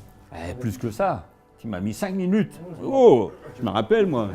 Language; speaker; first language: French; native; French